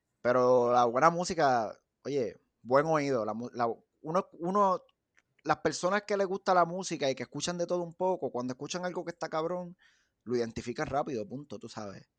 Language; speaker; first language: Spanish; native; Spanish